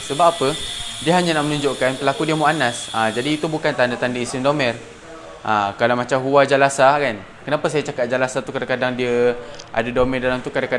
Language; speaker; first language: Malay; native; Malay